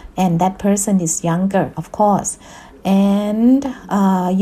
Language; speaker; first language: English; non-native, fluent; Thai